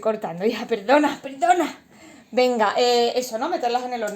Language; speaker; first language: Spanish; native; Spanish